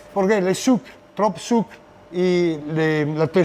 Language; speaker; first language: French; non-native, learner; Italian